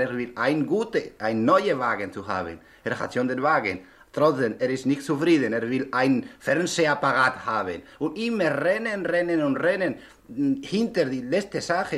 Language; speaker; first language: German; non-native, learner; Spanish